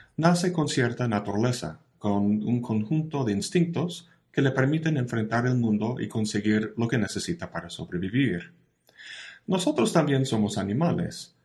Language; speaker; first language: Spanish; non-native, fluent; English